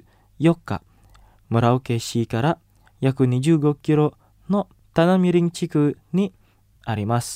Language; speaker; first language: Japanese; non-native, fluent; Indonesian